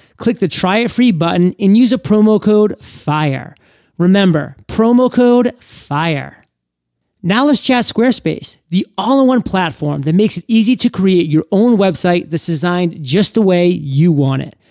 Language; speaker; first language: English; native; English